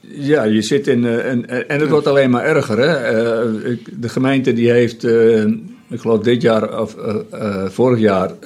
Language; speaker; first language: Dutch; non-native, local second language; Western Frisian